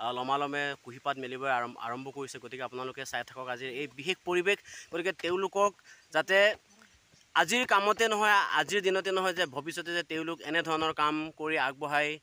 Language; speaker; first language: Assamese; non-native, local second language; Mising